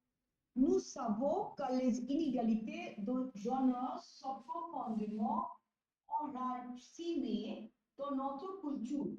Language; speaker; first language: French; non-native, learner; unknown